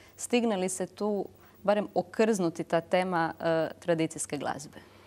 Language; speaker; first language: Croatian; native; Croatian